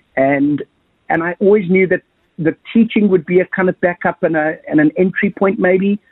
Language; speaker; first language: English; native; English